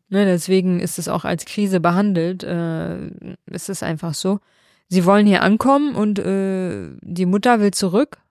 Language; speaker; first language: German; early bilingual, other home language; Kurdish